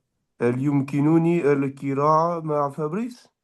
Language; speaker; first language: Arabic; non-native, learner; French